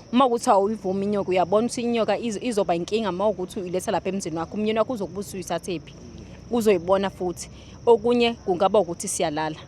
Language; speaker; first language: Zulu; native; Zulu